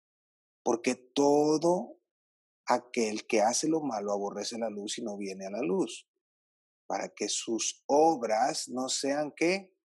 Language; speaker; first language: Spanish; native; Spanish